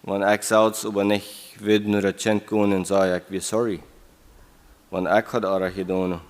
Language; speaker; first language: German; non-native, learner; English